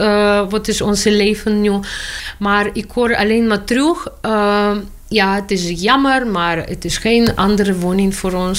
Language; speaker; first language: Dutch; non-native, learner; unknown